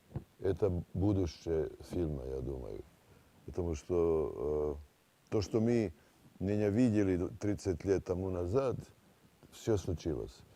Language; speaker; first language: Russian; non-native, fluent; Serbian